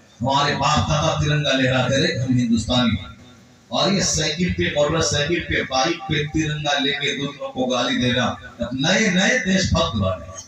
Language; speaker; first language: Urdu; native; Urdu